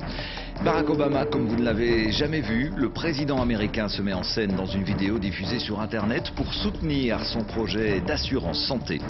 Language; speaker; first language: French; native; French